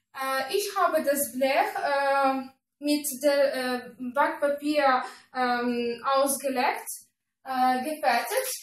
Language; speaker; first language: German; non-native, learner; Russian